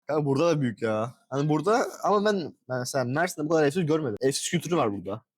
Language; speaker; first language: Turkish; native; Turkish